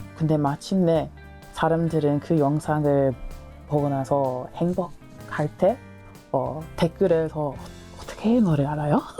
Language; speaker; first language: Korean; non-native, learner; English